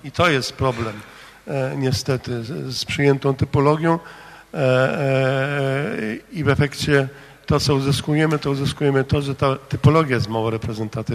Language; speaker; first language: Polish; native; Polish